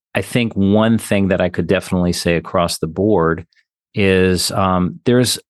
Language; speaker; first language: English; native; English